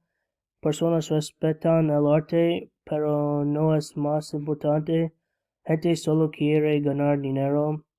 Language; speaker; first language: Spanish; non-native, learner; English